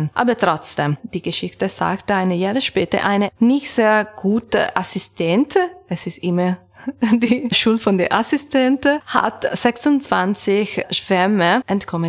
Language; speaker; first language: German; non-native, learner; Italian